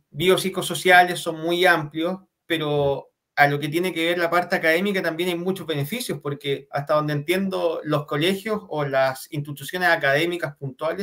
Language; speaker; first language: Spanish; native; Spanish